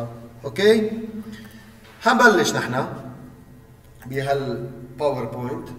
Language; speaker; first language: Arabic; native; Arabic